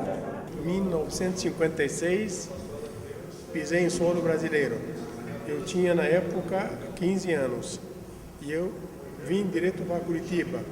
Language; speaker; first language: Portuguese; non-native, fluent; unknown